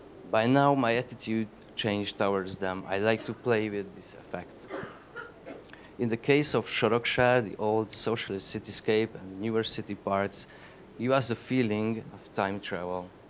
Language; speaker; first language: English; non-native, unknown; Hungarian